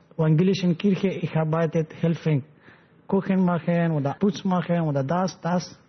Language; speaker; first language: German; non-native, learner; Pashto